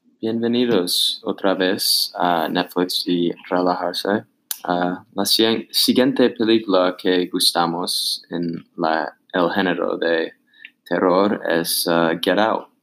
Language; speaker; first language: Spanish; non-native, learner; English